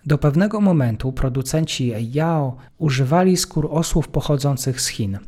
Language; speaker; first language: Polish; native; Polish